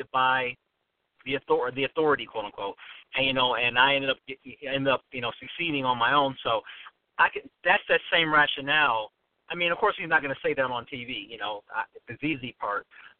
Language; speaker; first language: English; native; English